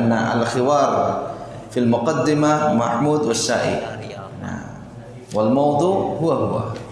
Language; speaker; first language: Arabic; non-native, fluent; Indonesian